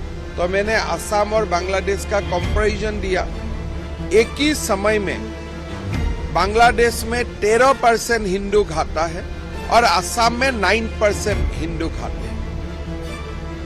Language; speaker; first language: Hindi; non-native, local second language; Assamese